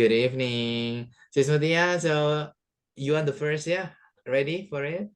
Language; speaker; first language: English; non-native, fluent; Indonesian